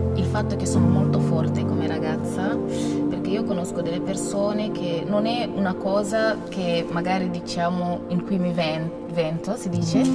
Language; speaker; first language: Italian; non-native, fluent; Wolof